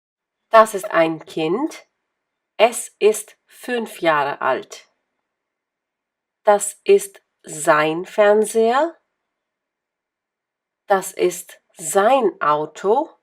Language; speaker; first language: German; non-native, fluent; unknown